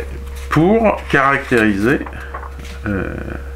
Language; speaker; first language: French; native; French